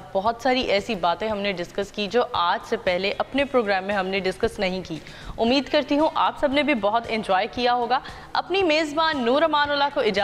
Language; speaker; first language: Hindi; native; Hindi